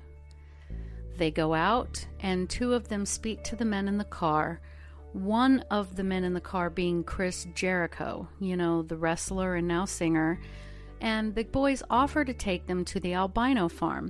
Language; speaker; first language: English; native; English